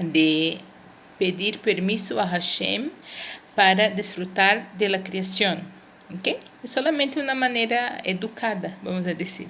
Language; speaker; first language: Spanish; non-native, fluent; Portuguese